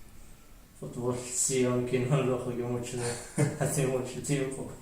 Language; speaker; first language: Spanish; early bilingual, other home language; Arabic